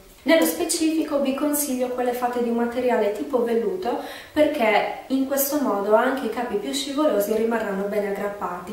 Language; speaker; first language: Italian; native; Italian